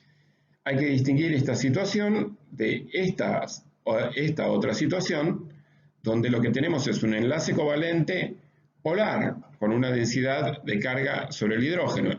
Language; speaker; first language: Spanish; native; Spanish